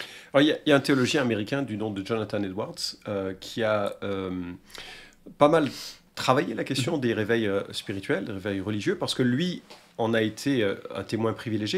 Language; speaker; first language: French; native; French